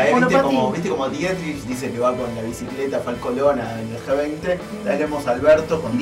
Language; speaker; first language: Spanish; native; Spanish